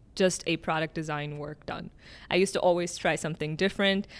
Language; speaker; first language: English; early bilingual, other home language; Arabic